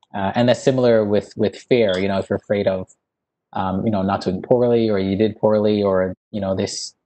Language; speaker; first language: English; native; English